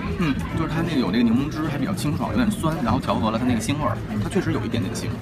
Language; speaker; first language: Chinese; native; Chinese